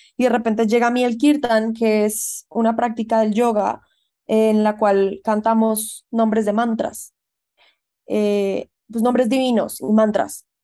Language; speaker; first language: Spanish; native; Spanish